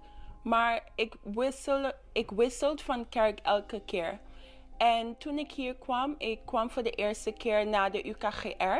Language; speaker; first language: Dutch; non-native, local second language; English